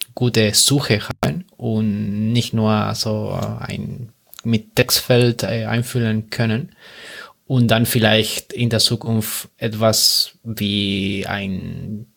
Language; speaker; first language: German; non-native, learner; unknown